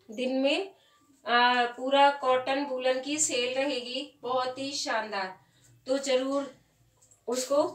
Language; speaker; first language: Hindi; native; Hindi